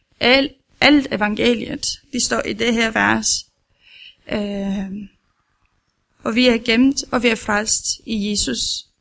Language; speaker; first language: Danish; non-native, learner; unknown